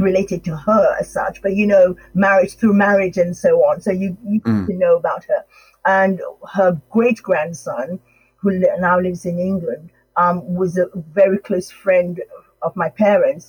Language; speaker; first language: English; non-native, local second language; Krio